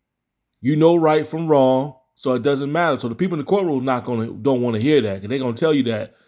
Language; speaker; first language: English; native; English